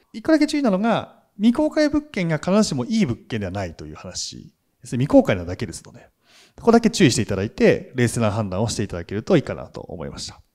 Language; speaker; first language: Japanese; native; Japanese